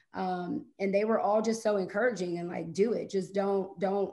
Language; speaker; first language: English; native; English